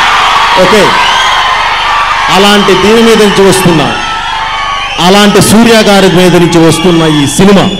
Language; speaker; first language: Telugu; native; Telugu